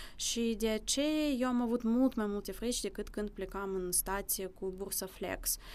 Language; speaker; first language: Romanian; early bilingual, other home language; Russian